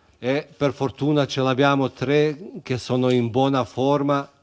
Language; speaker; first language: Italian; non-native, fluent; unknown